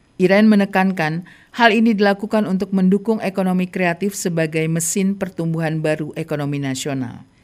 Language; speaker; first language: Indonesian; native; Indonesian